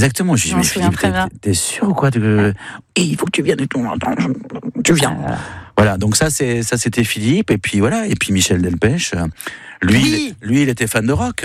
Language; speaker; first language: French; native; French